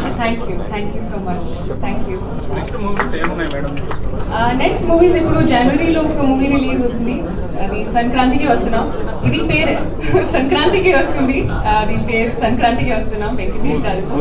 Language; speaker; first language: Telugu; non-native, learner; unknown